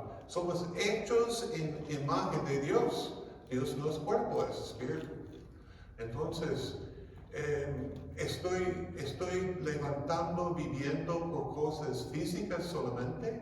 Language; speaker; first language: Spanish; non-native, fluent; English